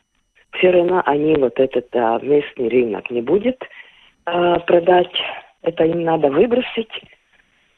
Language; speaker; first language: Russian; non-native, local second language; Latvian